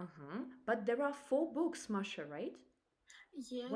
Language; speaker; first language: English; non-native, fluent; Russian